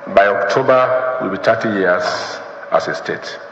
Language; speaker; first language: English; non-native, local second language; Yoruba